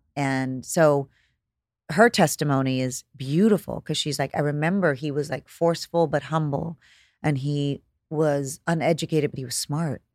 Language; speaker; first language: English; native; English